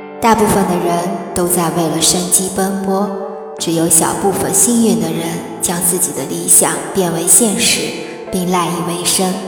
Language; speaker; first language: Chinese; native; Chinese